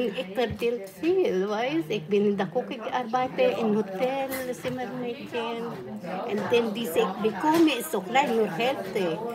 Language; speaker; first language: German; non-native, learner; Filipino